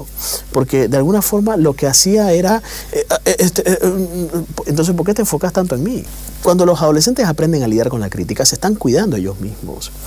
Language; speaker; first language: Spanish; native; Spanish